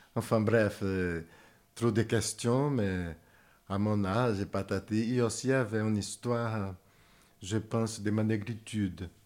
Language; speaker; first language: French; non-native, fluent; Portuguese